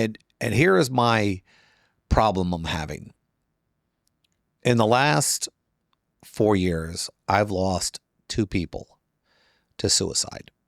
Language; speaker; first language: English; native; English